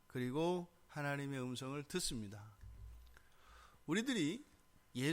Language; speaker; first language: Korean; native; Korean